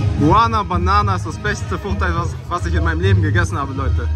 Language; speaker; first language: German; early bilingual, other home language; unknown